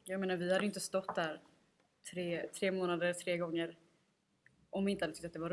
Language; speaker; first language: Swedish; native; Swedish